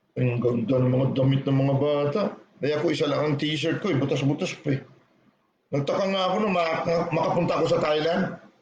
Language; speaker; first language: Filipino; non-native, local second language; Hiligaynon